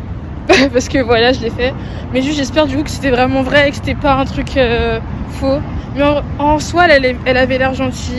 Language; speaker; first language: French; native; French